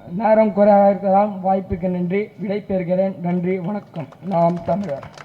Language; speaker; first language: Tamil; non-native, local second language; Urdu